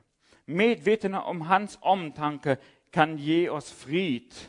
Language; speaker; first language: Swedish; non-native, fluent; German